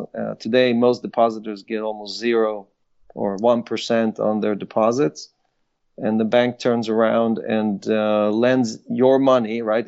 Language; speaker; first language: English; non-native, fluent; Hebrew